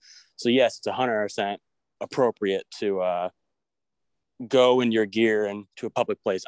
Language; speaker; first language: English; native; English